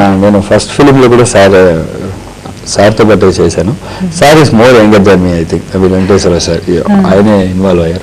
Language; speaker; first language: Telugu; non-native, learner; Tamil